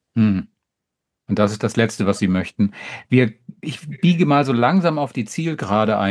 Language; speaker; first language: German; native; German